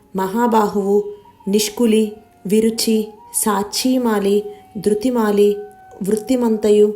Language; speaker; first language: Telugu; native; Telugu